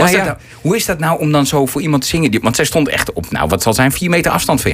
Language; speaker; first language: Dutch; native; Dutch